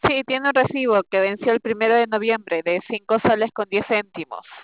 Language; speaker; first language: Spanish; native; Spanish